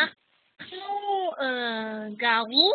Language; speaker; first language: Hebrew; non-native, learner; German